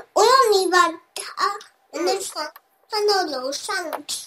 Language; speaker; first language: Chinese; early bilingual, heritage; Chinese